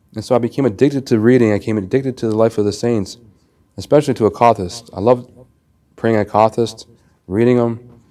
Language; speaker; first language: English; native; English